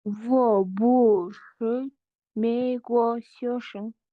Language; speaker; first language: Chinese; non-native, learner; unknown